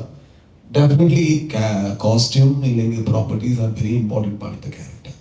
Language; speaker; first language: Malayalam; non-native, learner; Kannada